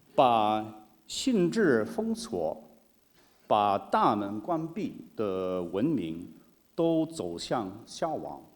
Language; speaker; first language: Chinese; non-native, fluent; English